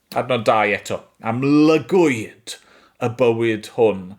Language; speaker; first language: Welsh; native; Welsh